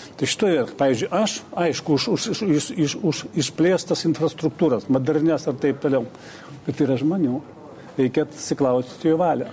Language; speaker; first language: Lithuanian; non-native, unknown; Russian